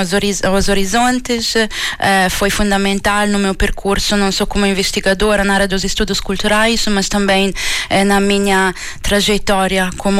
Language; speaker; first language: Portuguese; non-native, fluent; Italian